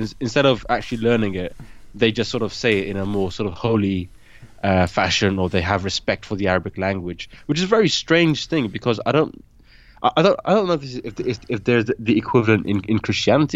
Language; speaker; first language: English; native; English